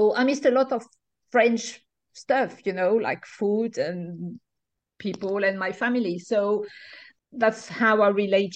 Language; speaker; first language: English; non-native, fluent; French